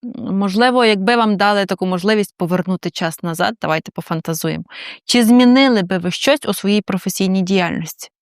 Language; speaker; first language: Ukrainian; native; Ukrainian